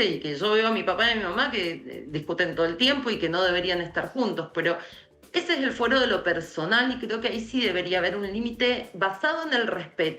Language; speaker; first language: Spanish; native; Spanish